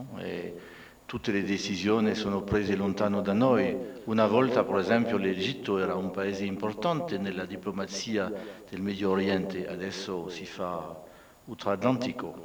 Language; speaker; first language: Italian; non-native, fluent; French